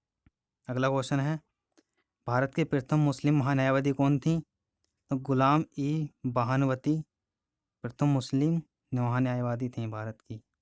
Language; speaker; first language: Hindi; native; Hindi